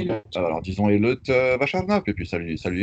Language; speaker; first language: French; native; French